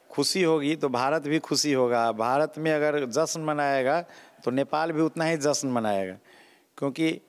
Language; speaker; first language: Hindi; non-native, local second language; Maithili